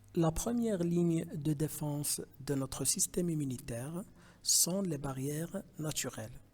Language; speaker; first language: French; non-native, local second language; Arabic